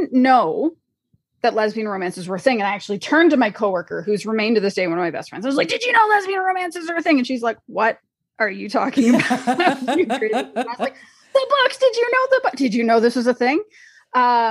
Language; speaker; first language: English; native; English